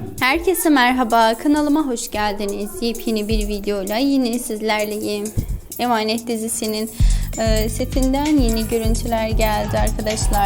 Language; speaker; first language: Turkish; native; Turkish